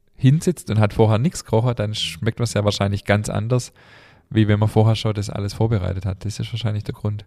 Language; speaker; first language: German; native; German